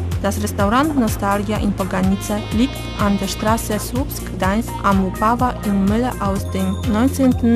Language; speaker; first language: German; non-native, fluent; Polish